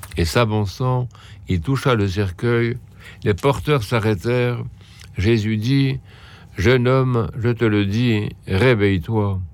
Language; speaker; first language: French; native; French